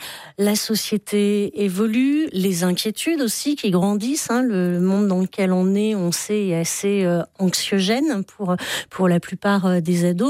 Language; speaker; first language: French; native; French